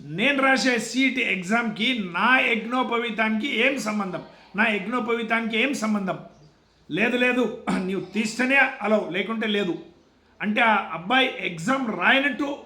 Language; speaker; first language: Telugu; non-native, local second language; Kannada